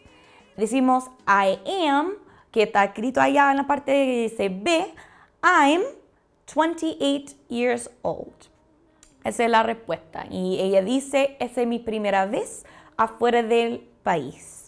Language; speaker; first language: Spanish; non-native, fluent; English